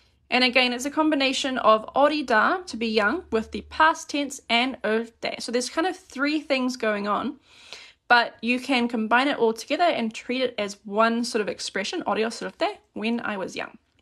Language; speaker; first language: English; native; English